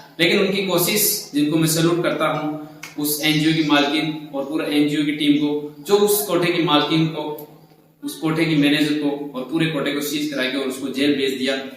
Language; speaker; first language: Hindi; native; Hindi